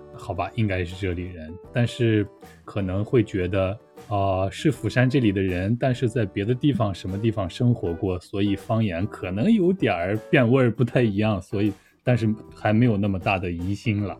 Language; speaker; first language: Chinese; native; Chinese